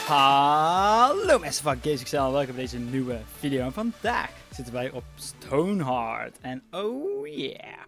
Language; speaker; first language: Dutch; native; Dutch